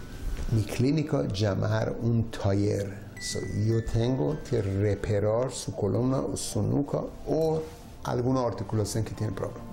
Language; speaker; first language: Spanish; non-native, learner; Persian